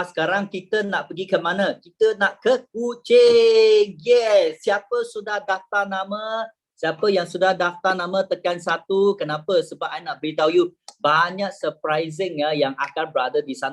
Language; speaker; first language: Malay; native; Malay